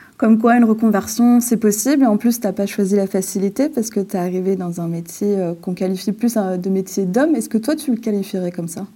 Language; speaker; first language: French; native; French